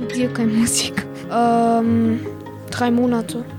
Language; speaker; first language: German; non-native, learner; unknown